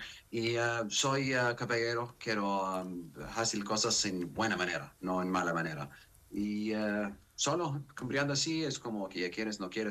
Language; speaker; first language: Spanish; non-native, learner; Arabic